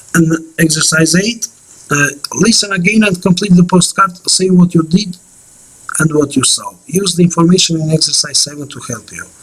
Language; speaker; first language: English; non-native, fluent; Albanian